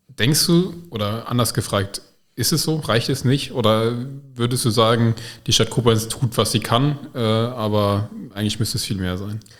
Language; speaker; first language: German; native; German